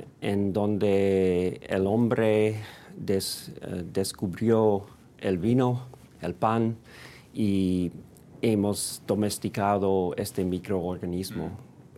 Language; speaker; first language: Spanish; non-native, fluent; English